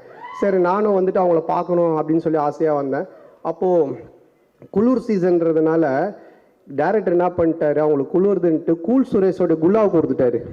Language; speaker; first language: Tamil; native; Tamil